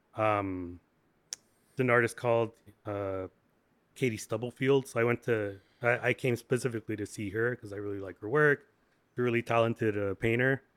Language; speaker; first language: English; native; English